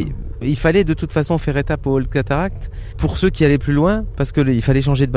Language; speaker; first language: French; native; French